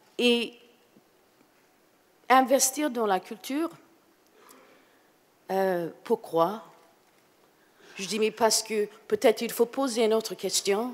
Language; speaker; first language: French; non-native, fluent; English